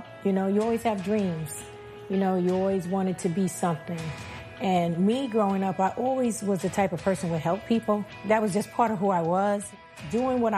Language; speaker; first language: English; non-native, fluent; Spanish